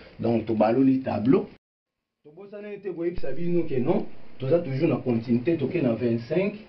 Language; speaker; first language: Lingala; native; Lingala